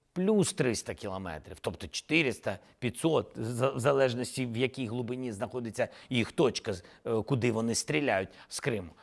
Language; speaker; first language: Ukrainian; non-native, local second language; Russian